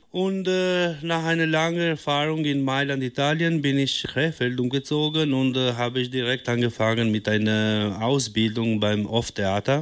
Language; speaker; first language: German; non-native, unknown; Albanian